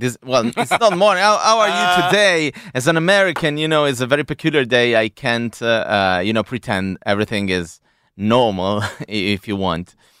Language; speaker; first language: English; non-native, fluent; Italian